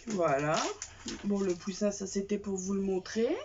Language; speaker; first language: French; native; French